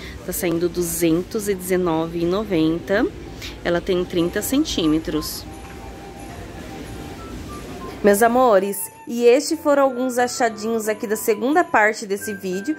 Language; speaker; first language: Portuguese; native; Portuguese